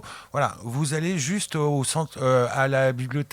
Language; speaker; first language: French; native; French